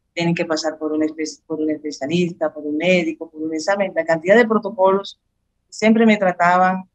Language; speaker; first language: Spanish; native; Spanish